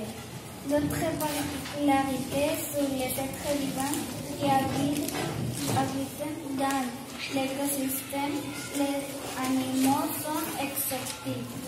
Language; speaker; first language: French; non-native, learner; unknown